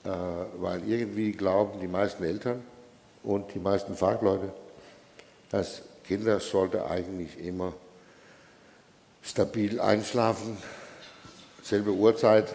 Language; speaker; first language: German; non-native, fluent; Danish